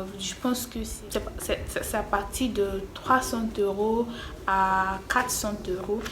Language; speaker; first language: French; non-native, learner; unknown